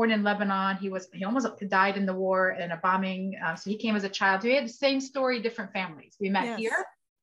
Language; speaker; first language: English; early bilingual, other home language; Arabic